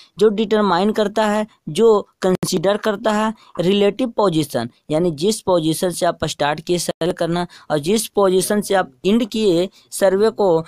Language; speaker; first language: Hindi; native; Hindi